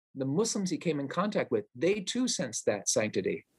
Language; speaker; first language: English; native; English